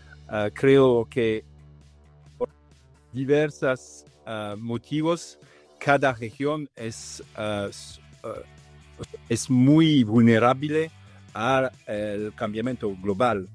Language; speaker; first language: Spanish; non-native, learner; Italian